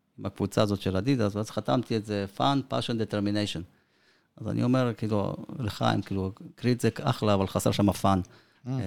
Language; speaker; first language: Hebrew; early bilingual, other home language; Spanish